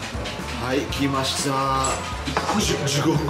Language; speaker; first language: Japanese; non-native, fluent; Indonesian